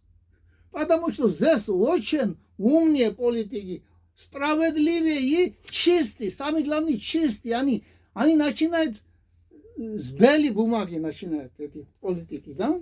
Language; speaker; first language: Russian; non-native, fluent; Georgian